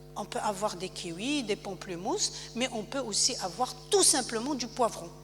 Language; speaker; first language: French; non-native, local second language; Arabic